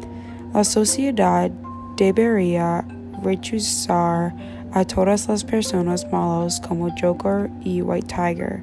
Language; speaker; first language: Spanish; non-native, learner; English